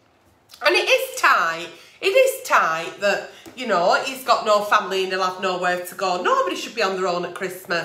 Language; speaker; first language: English; native; English